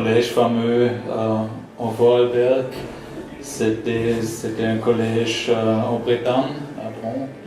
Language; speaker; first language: French; non-native, learner; German